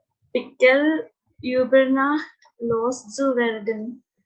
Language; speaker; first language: German; non-native, learner; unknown